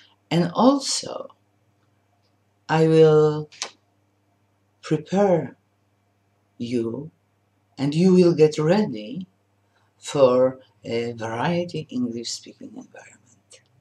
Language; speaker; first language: English; non-native, fluent; Polish